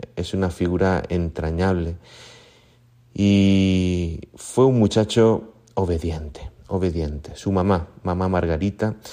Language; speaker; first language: Spanish; native; Spanish